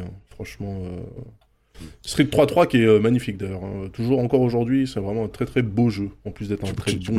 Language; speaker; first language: French; native; French